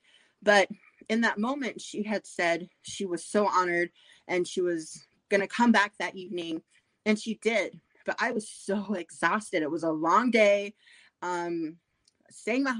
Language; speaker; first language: English; native; English